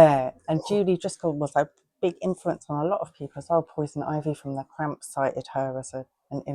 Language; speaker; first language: English; native; English